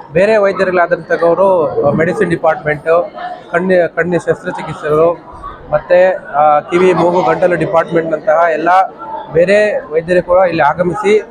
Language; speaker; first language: Kannada; native; Kannada